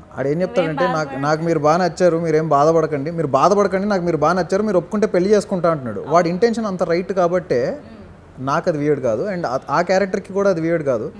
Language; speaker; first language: Telugu; native; Telugu